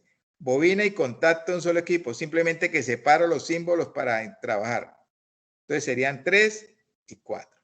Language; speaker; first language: Spanish; native; Spanish